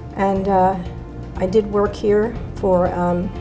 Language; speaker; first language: English; native; English